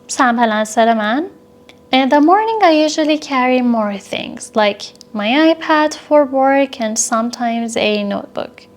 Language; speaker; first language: English; non-native, fluent; Persian